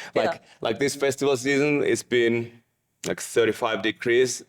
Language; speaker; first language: English; non-native, fluent; Finnish